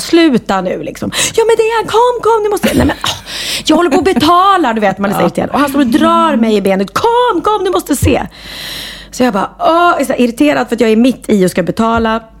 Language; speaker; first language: Swedish; native; Swedish